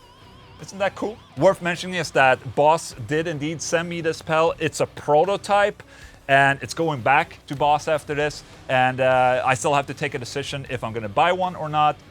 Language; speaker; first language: English; non-native, fluent; Swedish